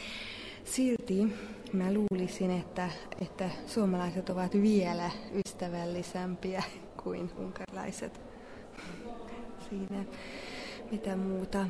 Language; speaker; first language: Finnish; non-native, fluent; Hungarian